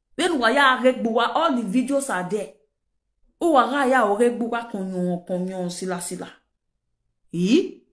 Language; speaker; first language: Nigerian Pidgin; non-native, local second language; Yoruba